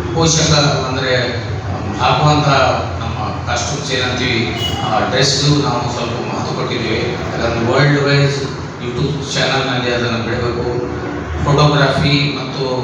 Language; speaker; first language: Kannada; non-native, local second language; Konkani